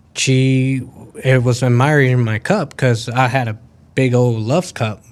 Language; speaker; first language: English; early bilingual, other home language; Spanish